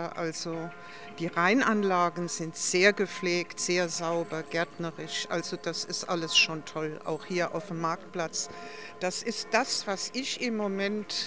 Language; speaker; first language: German; native; German